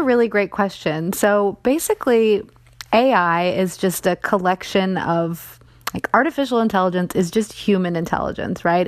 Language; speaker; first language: English; native; English